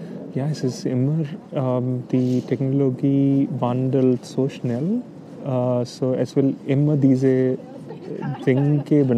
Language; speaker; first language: German; non-native, fluent; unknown